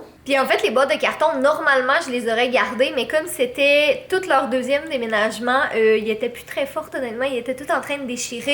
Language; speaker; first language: French; native; French